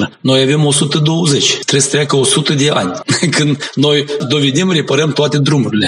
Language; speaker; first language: Romanian; non-native, local second language; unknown